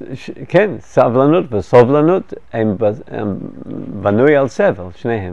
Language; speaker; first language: Hebrew; non-native, fluent; English